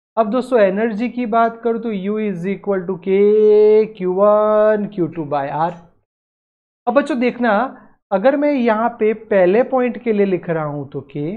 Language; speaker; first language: Hindi; non-native, local second language; Gujarati